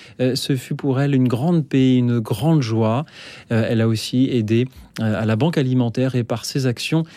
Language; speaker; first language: French; native; French